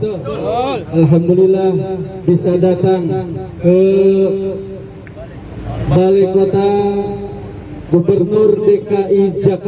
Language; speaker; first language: Indonesian; native; Indonesian